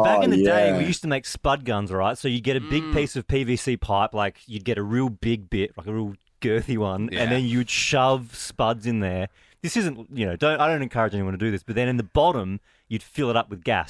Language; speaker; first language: English; native; English